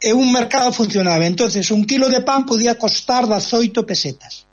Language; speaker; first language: Spanish; non-native, local second language; Galician